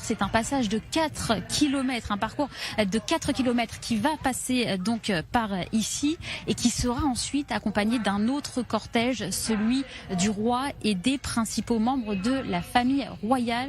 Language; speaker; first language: French; native; French